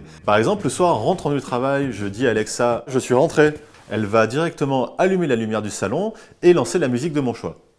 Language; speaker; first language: French; native; French